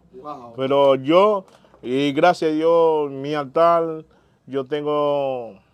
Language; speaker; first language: Spanish; non-native, fluent; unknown